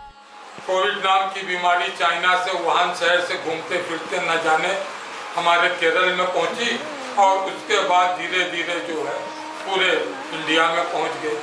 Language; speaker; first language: Hindi; native; Hindi